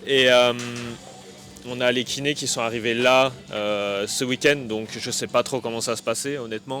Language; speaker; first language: French; native; French